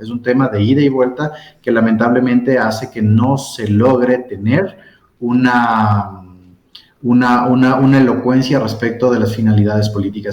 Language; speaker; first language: Spanish; native; Spanish